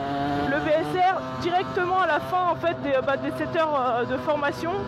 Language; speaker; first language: French; native; French